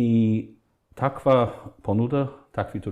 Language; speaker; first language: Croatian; non-native, fluent; English